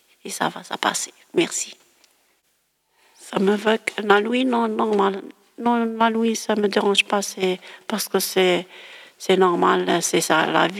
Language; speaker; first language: French; non-native, learner; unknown